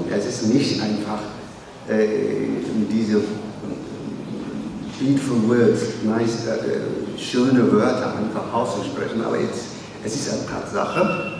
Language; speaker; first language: German; non-native, learner; Somali